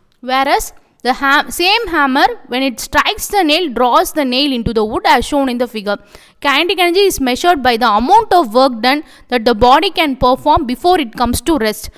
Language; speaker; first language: English; non-native, local second language; Tamil